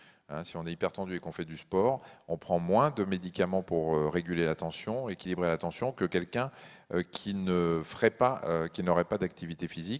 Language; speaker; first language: French; native; French